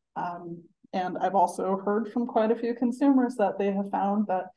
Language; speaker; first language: English; native; English